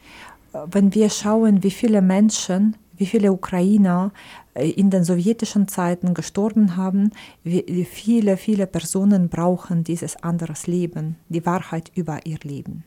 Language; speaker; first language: German; non-native, fluent; Ukrainian